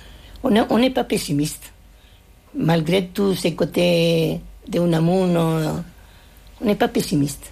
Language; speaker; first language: French; non-native, fluent; Spanish